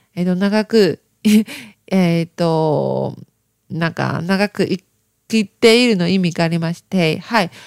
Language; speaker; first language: Japanese; non-native, learner; Chinese